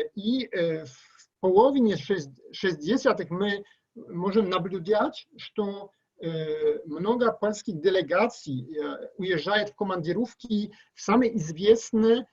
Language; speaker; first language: Russian; non-native, learner; Polish